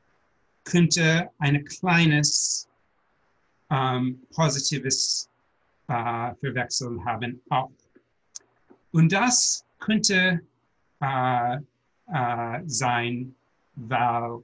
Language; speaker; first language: German; non-native, learner; English